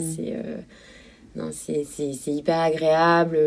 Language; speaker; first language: French; native; French